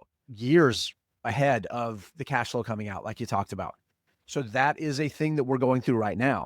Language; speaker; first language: English; native; English